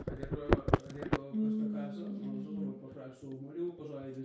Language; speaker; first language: Italian; non-native, learner; Punjabi